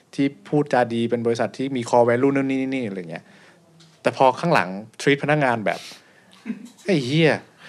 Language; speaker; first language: Thai; native; Thai